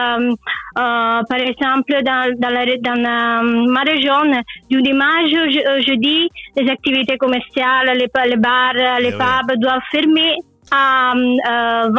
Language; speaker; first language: French; non-native, learner; Italian